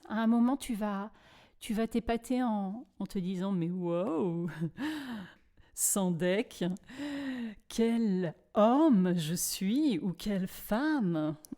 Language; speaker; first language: French; native; French